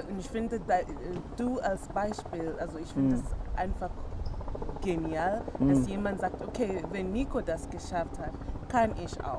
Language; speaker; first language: German; non-native, fluent; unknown